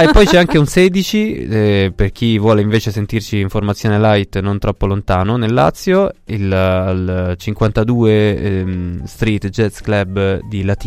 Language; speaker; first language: Italian; native; Italian